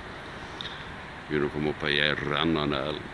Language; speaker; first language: Norwegian; native; Norwegian